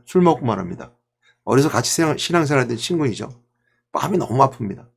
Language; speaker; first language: Korean; native; Korean